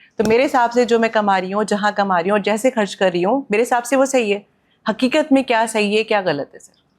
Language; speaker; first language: Urdu; native; Urdu